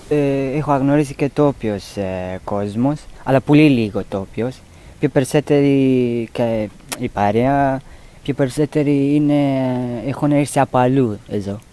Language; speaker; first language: Greek; non-native, learner; Persian